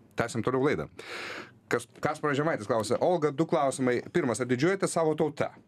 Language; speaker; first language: Lithuanian; native; Lithuanian